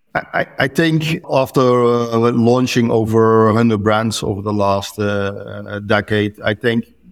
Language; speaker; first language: English; non-native, fluent; Dutch